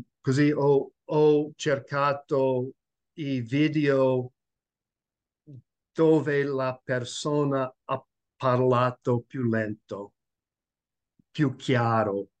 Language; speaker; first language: Italian; non-native, learner; English